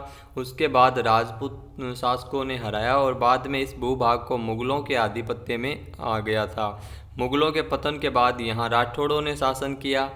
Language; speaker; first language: Hindi; native; Hindi